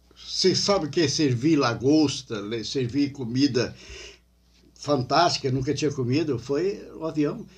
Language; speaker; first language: Portuguese; native; Portuguese